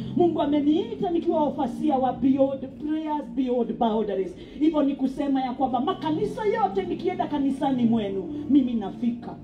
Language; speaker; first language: Swahili; non-native, local second language; Kikuyu